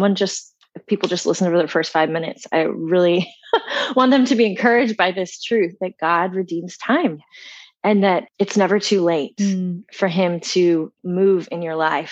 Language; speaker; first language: English; native; English